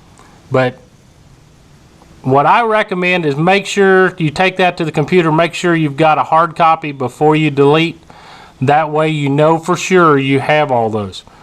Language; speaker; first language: English; native; English